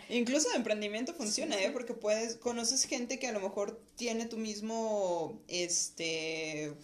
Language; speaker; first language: Spanish; native; Spanish